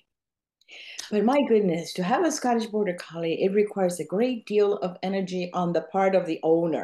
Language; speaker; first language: English; non-native, fluent; Spanish